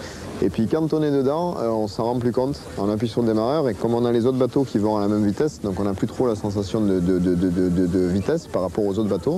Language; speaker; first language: French; native; French